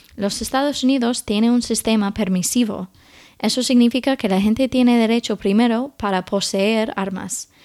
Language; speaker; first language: Spanish; non-native, fluent; English